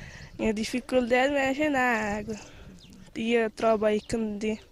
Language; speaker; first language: Portuguese; non-native, learner; Kabuverdianu